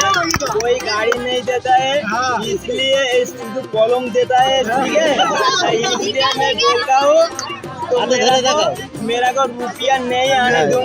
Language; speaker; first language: Hindi; non-native, local second language; Bangla